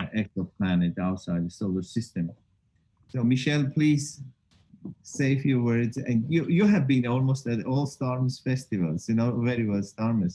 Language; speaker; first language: English; non-native, fluent; Armenian